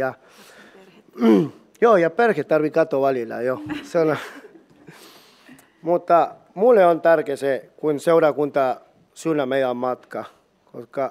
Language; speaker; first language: Finnish; non-native, learner; Spanish